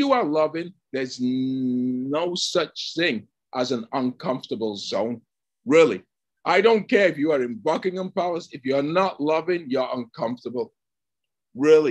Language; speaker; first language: English; native; English